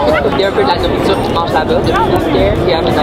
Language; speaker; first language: French; native; French